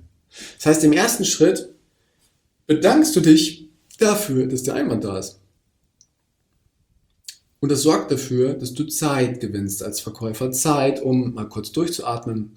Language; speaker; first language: German; native; German